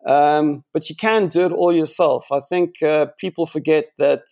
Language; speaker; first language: English; native; English